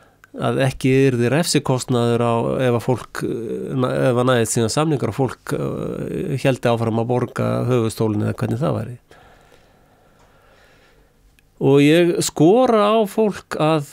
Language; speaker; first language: Icelandic; native; Icelandic